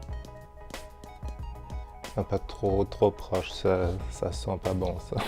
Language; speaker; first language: French; non-native, fluent; German